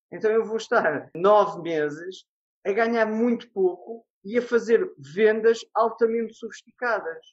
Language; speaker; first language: Portuguese; native; Portuguese